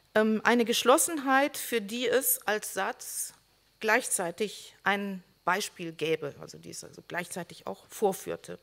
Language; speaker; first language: German; native; German